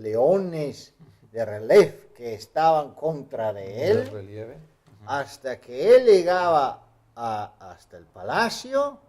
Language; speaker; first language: Spanish; non-native, fluent; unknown